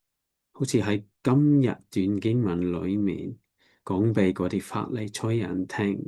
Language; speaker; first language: Cantonese; non-native, learner; English